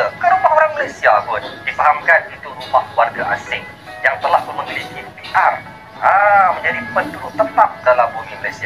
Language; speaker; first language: Malay; native; Malay